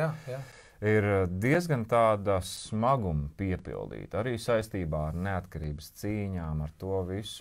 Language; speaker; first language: Latvian; native; Latvian